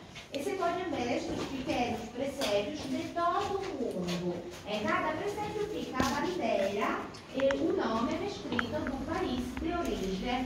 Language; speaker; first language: Portuguese; non-native, fluent; Italian